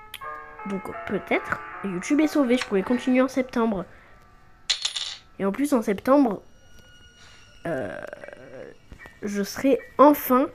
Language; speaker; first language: French; native; French